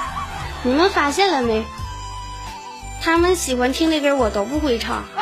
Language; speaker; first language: Chinese; native; Chinese